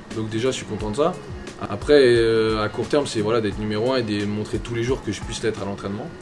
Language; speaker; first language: French; native; French